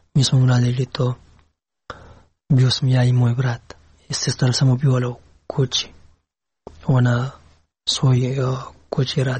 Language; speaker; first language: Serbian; non-native, learner; Pashto